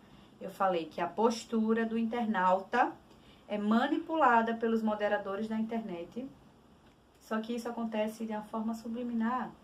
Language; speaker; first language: Portuguese; native; Portuguese